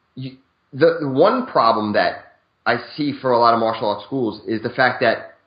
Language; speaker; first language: English; native; English